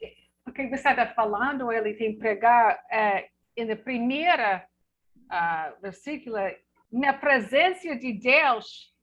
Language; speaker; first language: Portuguese; non-native, learner; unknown